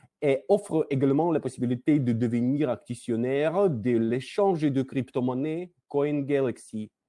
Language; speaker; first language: French; non-native, learner; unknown